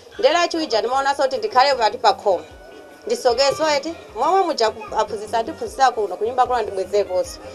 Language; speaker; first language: Nyanja; non-native, local second language; Tumbuka